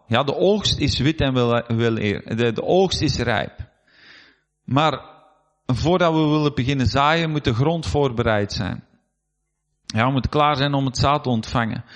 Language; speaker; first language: Dutch; native; Dutch